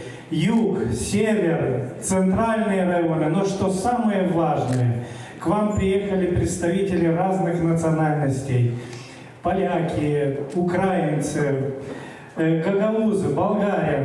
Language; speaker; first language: Russian; non-native, local second language; Romanian